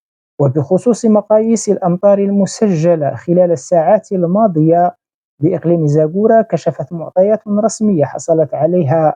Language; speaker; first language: Arabic; native; Arabic